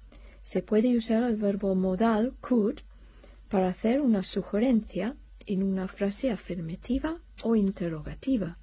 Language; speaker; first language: Spanish; non-native, fluent; English